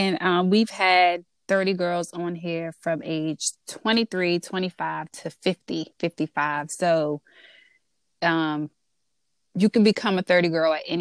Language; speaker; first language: English; native; English